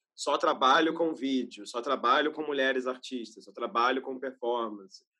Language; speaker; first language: Portuguese; native; Portuguese